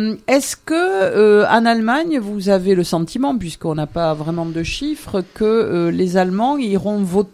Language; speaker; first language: French; native; French